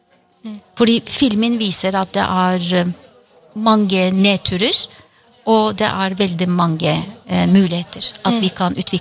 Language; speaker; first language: Norwegian; non-native, fluent; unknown